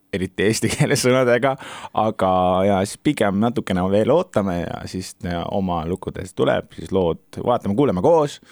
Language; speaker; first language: Estonian; non-native, learner; Turkish